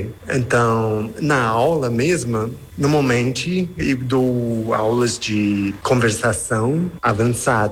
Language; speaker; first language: Portuguese; non-native, fluent; English